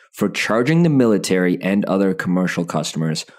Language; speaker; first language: English; native; English